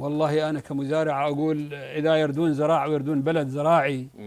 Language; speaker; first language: Arabic; native; Arabic